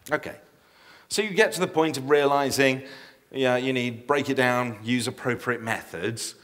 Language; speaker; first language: English; native; English